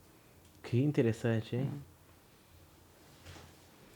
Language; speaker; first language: Spanish; non-native, fluent; Portuguese